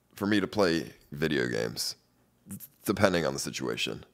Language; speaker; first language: English; native; English